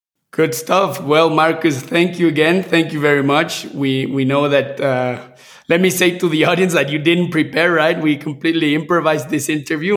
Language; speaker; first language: English; non-native, fluent; Spanish